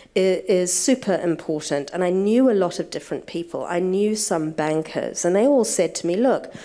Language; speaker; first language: English; native; English